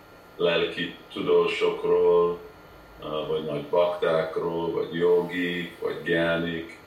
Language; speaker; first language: Hungarian; early bilingual, heritage; Hungarian